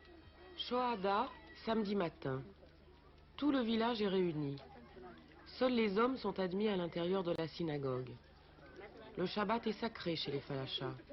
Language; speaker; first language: French; native; French